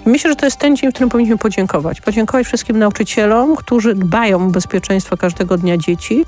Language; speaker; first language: Polish; native; Polish